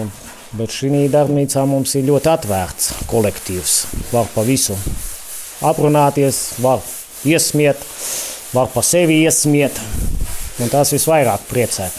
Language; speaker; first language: Latvian; native; Latvian